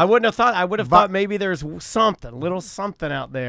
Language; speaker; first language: English; native; English